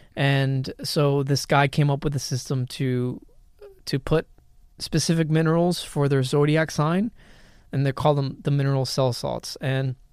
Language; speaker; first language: English; early bilingual, other home language; Spanish